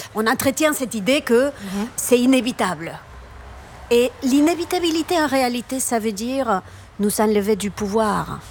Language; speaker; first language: French; non-native, fluent; Spanish